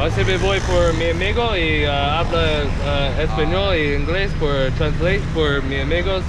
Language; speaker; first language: Spanish; non-native, learner; English